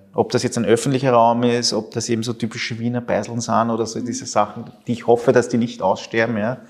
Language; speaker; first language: German; early bilingual, other home language; Spanish